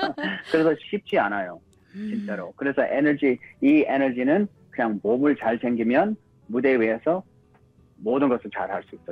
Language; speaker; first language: Korean; early bilingual, heritage; English